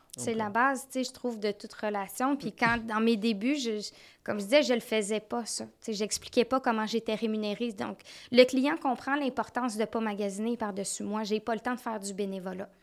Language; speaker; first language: French; native; French